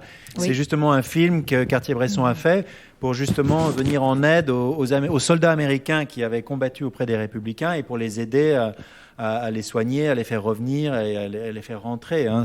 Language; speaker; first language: French; native; French